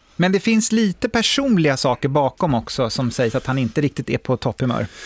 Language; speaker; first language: Swedish; native; Swedish